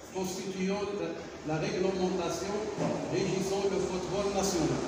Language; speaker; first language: French; non-native, local second language; Arabic